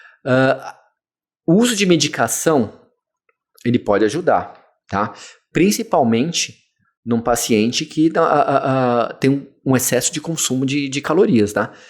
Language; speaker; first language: Portuguese; native; Portuguese